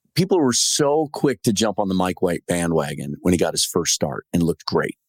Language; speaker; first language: English; native; English